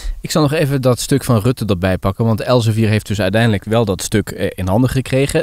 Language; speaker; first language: Dutch; native; Dutch